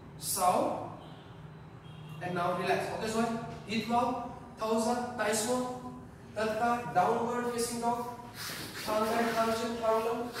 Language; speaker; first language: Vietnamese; non-native, learner; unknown